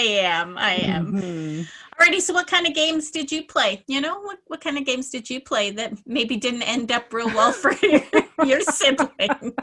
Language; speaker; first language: English; native; English